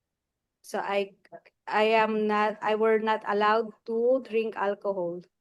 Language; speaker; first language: English; non-native, local second language; Filipino